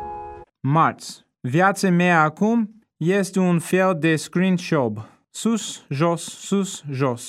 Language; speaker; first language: Romanian; non-native, fluent; English